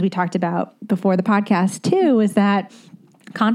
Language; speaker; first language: English; native; English